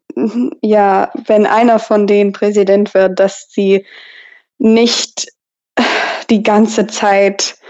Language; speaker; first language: German; non-native, fluent; English